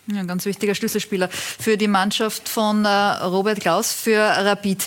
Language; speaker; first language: German; native; German